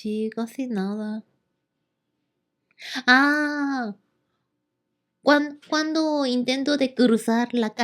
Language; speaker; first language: Spanish; non-native, learner; Korean